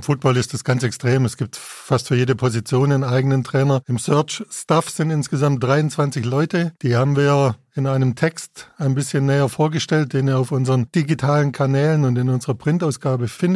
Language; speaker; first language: German; native; German